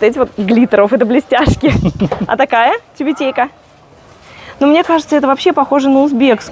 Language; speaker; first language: Russian; native; Russian